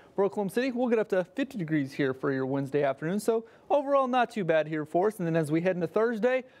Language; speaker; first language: English; native; English